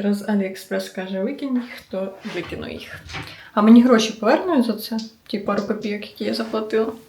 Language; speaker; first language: Ukrainian; native; Ukrainian